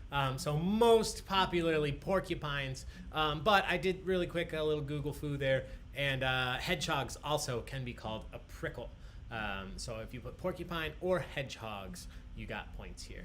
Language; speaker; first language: English; native; English